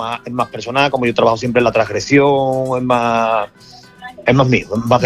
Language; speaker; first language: Spanish; native; Spanish